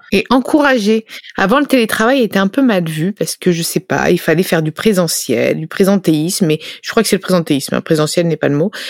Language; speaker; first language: French; native; French